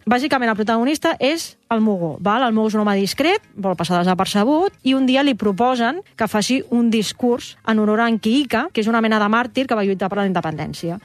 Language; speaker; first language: Catalan; native; Catalan